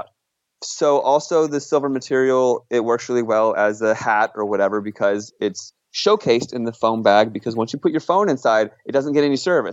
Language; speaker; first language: English; native; English